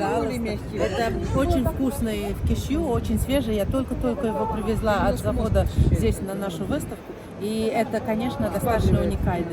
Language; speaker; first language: Russian; non-native, fluent; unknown